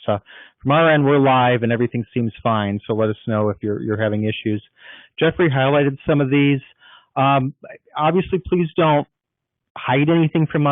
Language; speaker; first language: English; native; English